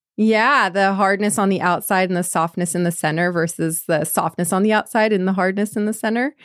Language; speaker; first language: English; native; English